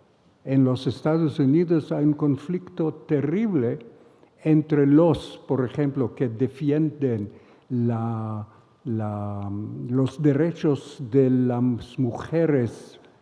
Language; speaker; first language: Spanish; non-native, fluent; Hebrew